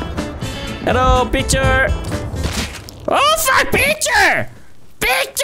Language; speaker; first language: English; non-native, learner; Portuguese